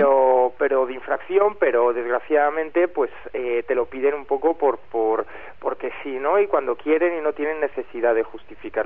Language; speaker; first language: Spanish; native; Spanish